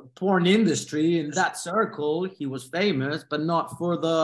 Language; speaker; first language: English; non-native, fluent; Spanish